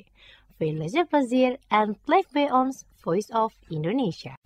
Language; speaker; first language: Dutch; non-native, learner; Indonesian